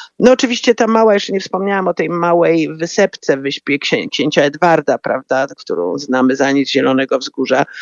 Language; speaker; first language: Polish; native; Polish